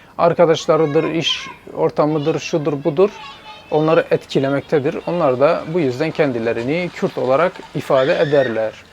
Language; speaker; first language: Turkish; non-native, local second language; Zaza